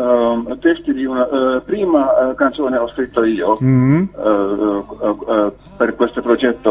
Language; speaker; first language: Italian; non-native, learner; Finnish